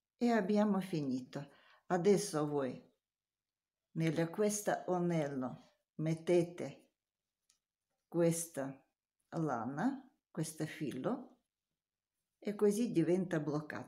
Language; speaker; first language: Italian; non-native, learner; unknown